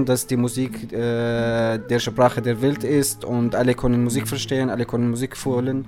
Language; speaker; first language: German; non-native, fluent; Arabic